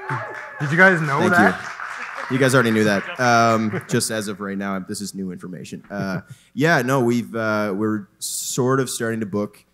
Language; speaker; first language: English; native; English